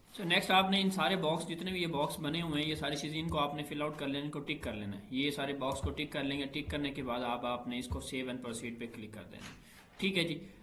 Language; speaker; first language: Urdu; native; Urdu